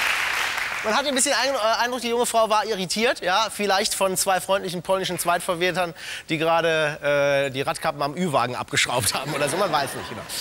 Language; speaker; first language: German; native; German